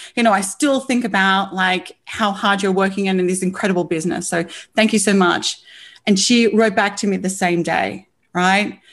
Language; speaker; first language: English; native; English